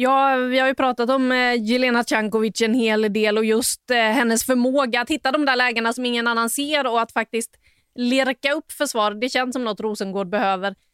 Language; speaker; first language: Swedish; native; Swedish